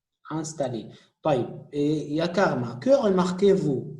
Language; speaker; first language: French; non-native, fluent; Arabic